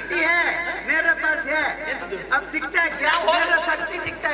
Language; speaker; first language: Hindi; non-native, local second language; Kannada